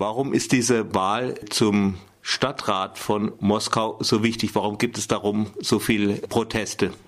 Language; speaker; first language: German; non-native, fluent; Russian